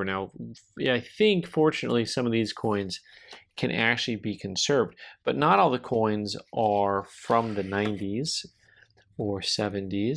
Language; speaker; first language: English; native; English